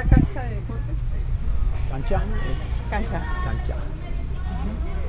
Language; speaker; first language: Spanish; native; Spanish